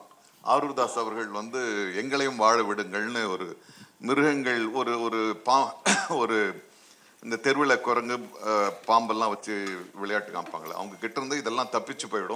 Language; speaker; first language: Tamil; native; Tamil